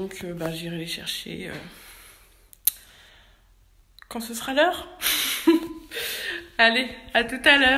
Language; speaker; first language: French; native; French